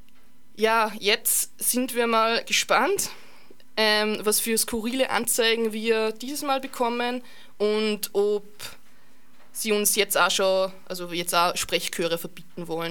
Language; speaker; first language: German; native; German